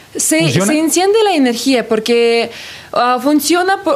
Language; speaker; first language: Spanish; non-native, fluent; Russian